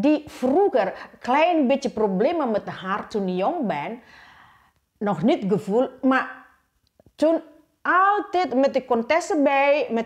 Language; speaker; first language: Dutch; non-native, learner; Indonesian